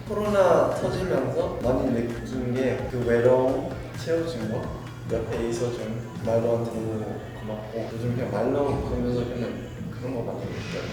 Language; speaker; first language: Korean; non-native, fluent; English